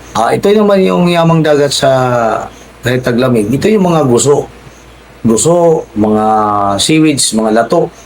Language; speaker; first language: Filipino; non-native, local second language; Cebuano